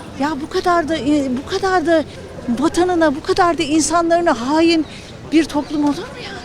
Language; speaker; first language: Turkish; native; Turkish